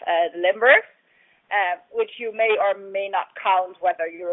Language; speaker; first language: English; non-native, fluent; Dutch